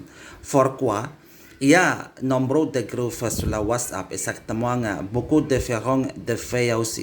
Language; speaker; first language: French; non-native, learner; Indonesian